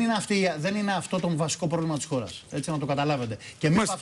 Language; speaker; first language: Greek; native; Greek